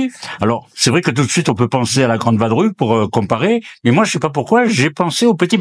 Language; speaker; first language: French; native; French